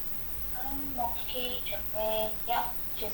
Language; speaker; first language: Korean; non-native, learner; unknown